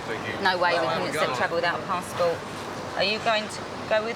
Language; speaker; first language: English; native; English